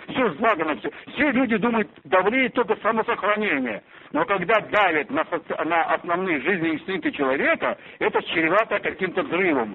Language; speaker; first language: Russian; non-native, local second language; Uzbek